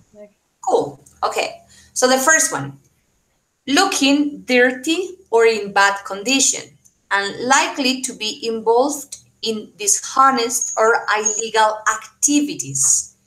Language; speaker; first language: English; non-native, fluent; Spanish